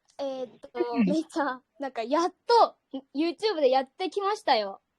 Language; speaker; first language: Japanese; non-native, learner; Burmese